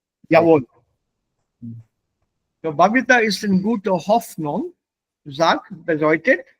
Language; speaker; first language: German; non-native, fluent; Hindi